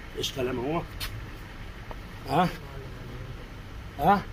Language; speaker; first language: Arabic; non-native, local second language; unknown